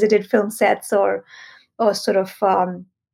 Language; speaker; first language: English; non-native, local second language; Hindi